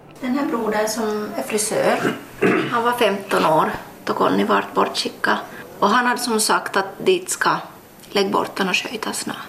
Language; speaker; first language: Swedish; native; Swedish